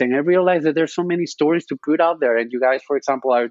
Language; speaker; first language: English; non-native, fluent; Spanish